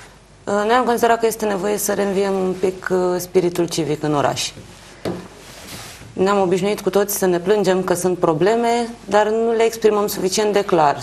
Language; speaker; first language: Romanian; native; Romanian